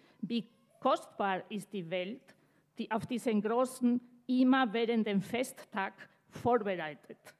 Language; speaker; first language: German; non-native, fluent; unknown